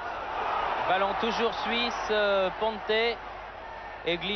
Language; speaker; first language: French; native; French